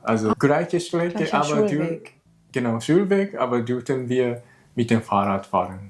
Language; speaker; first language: German; non-native, learner; Japanese